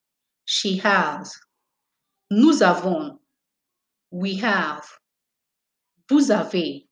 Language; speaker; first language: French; non-native, fluent; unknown